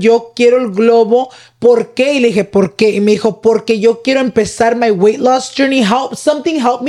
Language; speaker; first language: Spanish; early bilingual, heritage; Spanish